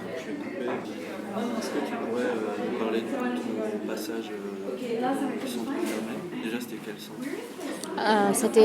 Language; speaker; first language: French; native; French